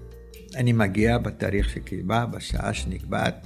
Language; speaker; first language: Hebrew; early bilingual, other home language; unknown